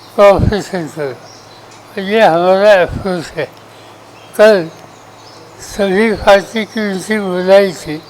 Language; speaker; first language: Hindi; non-native, local second language; Marathi